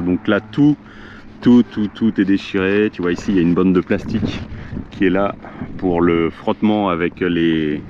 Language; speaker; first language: French; native; French